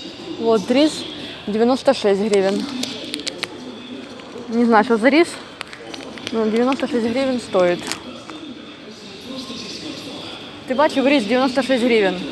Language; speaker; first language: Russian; non-native, local second language; Ukrainian